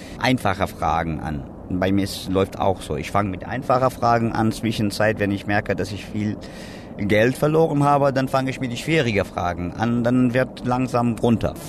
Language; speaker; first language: German; non-native, learner; Kurdish